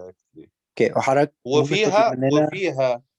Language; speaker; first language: Arabic; native; Arabic